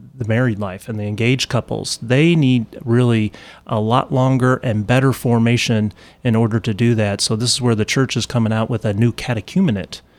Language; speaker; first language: English; native; English